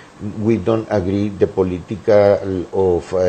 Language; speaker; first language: English; non-native, learner; Spanish